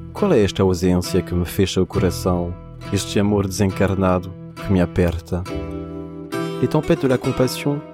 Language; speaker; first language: French; non-native, fluent; Portuguese